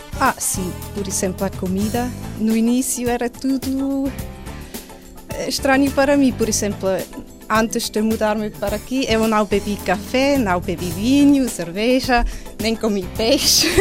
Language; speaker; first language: Portuguese; non-native, fluent; Swiss German